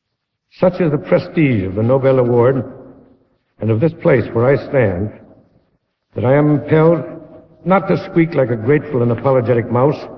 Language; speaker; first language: English; native; English